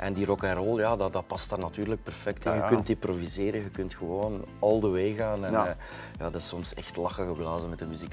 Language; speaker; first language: Dutch; native; Dutch